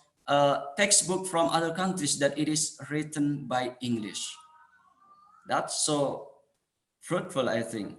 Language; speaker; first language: English; non-native, fluent; Indonesian